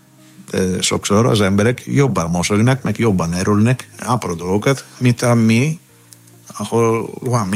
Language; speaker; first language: Hungarian; non-native, learner; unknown